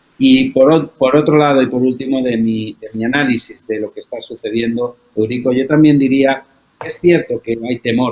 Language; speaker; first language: Spanish; native; Spanish